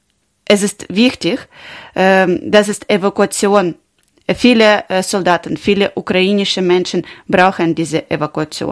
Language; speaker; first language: German; non-native, learner; Ukrainian